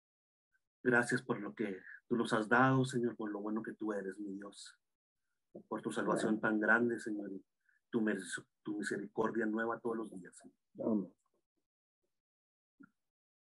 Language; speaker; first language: Spanish; native; Spanish